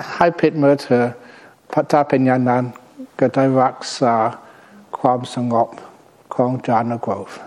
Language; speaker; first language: Thai; non-native, fluent; English